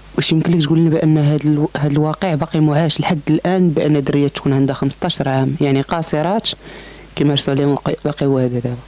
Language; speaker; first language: Arabic; native; Arabic